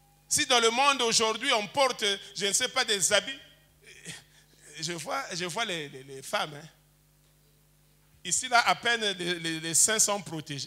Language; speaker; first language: French; native; French